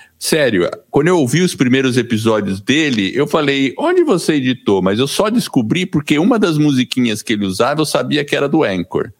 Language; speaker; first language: Portuguese; early bilingual, other home language; English